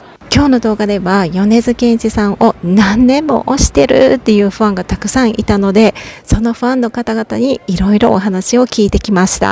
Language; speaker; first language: Japanese; native; Japanese